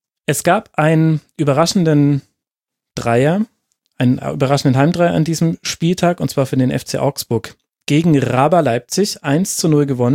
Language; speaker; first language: German; native; German